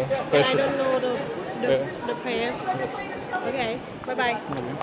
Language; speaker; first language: English; non-native, learner; Thai